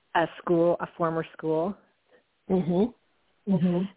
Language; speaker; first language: English; native; English